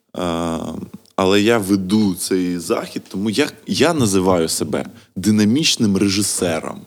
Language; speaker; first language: Ukrainian; non-native, local second language; Russian